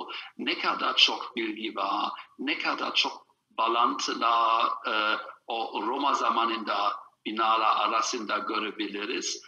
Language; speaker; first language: Turkish; non-native, learner; German